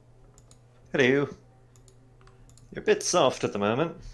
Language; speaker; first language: English; native; English